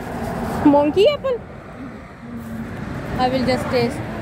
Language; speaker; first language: English; non-native, fluent; Urdu